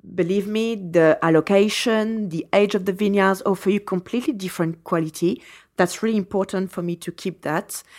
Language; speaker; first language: English; non-native, fluent; French